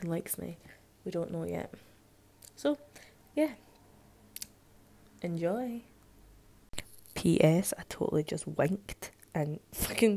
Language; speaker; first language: English; native; English